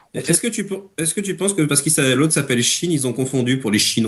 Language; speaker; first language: French; native; French